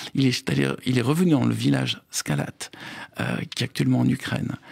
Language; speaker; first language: French; native; French